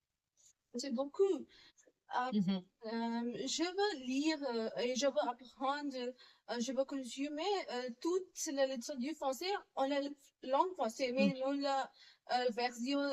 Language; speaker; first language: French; non-native, learner; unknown